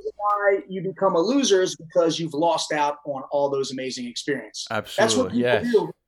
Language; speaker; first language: English; native; English